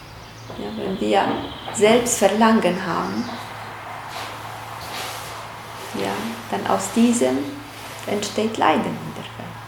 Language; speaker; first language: German; non-native, fluent; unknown